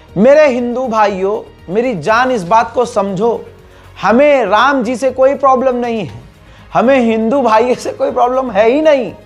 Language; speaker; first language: Hindi; native; Hindi